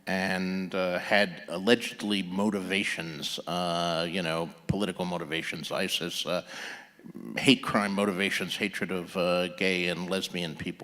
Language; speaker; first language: English; native; English